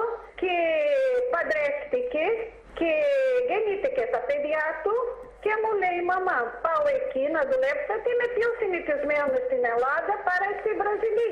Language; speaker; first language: Greek; non-native, fluent; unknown